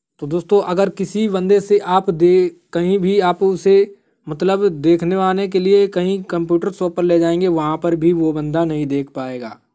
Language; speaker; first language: Hindi; native; Hindi